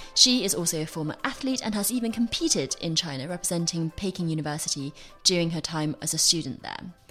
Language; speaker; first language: English; non-native, fluent; Chinese